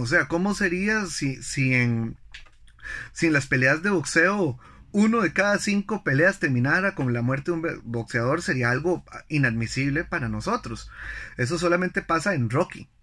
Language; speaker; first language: Spanish; native; Spanish